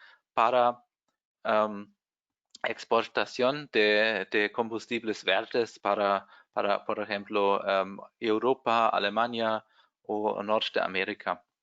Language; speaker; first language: Spanish; non-native, fluent; German